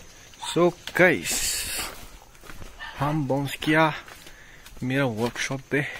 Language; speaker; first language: Hindi; non-native, local second language; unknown